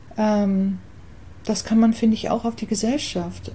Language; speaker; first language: German; early bilingual, other home language; English